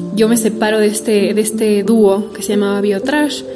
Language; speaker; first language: Spanish; native; Spanish